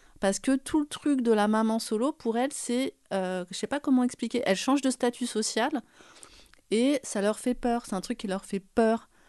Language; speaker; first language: French; native; French